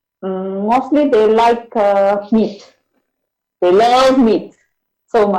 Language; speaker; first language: English; non-native, learner; Indonesian